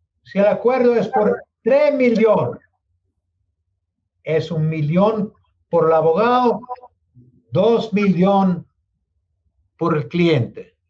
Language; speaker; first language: Spanish; non-native, learner; English